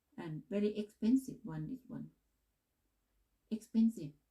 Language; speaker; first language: English; non-native, learner; Thai